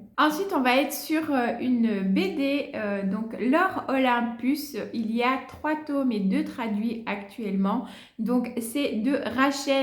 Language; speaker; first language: French; native; French